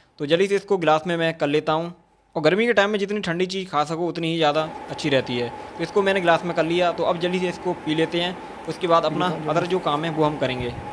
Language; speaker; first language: Hindi; native; Hindi